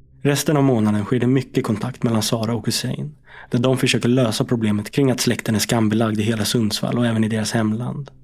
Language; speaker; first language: Swedish; native; Swedish